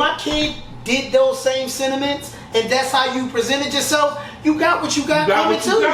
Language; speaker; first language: English; native; English